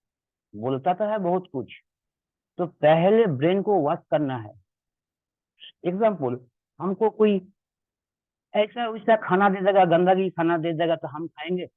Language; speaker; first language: Hindi; non-native, local second language; Bangla